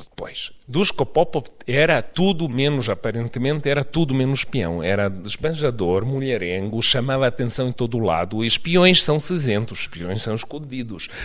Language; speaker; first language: Portuguese; non-native, fluent; Serbian